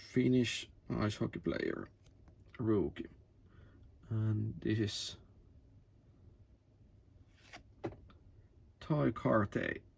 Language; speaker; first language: English; non-native, learner; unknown